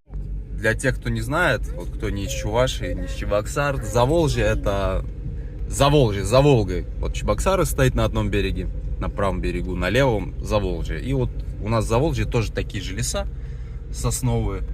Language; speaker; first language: Russian; native; Russian